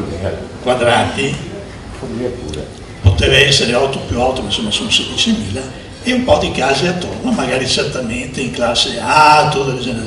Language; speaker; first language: Italian; native; Italian